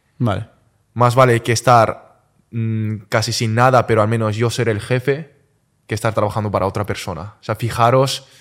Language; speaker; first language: Spanish; early bilingual, other home language; Chinese